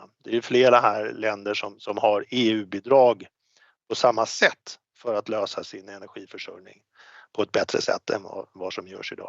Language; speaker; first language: Swedish; native; Swedish